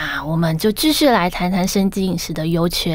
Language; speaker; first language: Chinese; native; Chinese